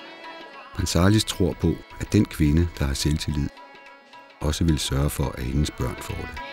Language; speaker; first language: Danish; native; Danish